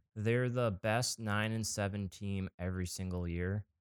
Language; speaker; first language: English; native; English